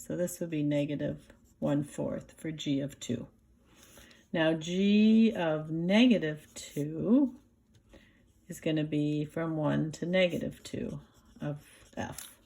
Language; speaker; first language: English; native; English